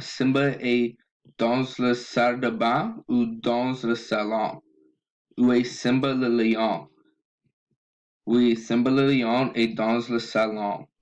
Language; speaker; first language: French; non-native, learner; English